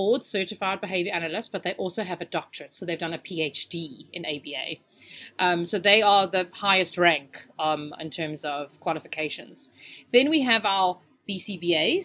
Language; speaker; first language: English; native; English